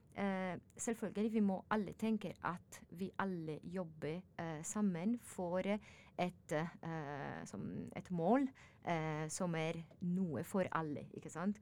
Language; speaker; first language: Norwegian; non-native, learner; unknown